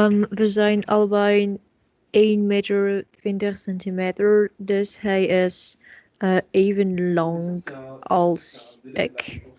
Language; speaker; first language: Dutch; non-native, learner; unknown